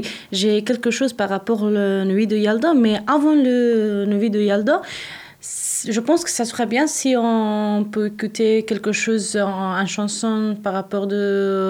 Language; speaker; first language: French; non-native, learner; Persian